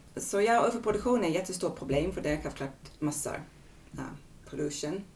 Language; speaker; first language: Swedish; non-native, fluent; Dutch